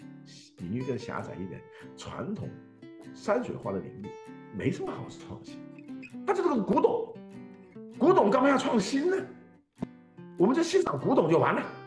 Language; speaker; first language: Chinese; non-native, local second language; Cantonese